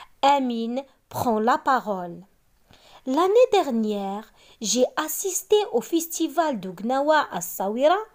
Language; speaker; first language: French; non-native, local second language; Arabic